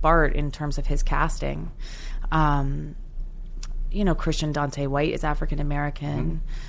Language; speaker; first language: English; native; English